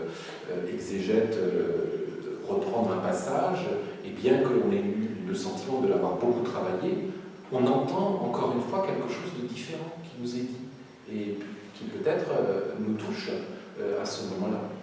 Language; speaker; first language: French; native; French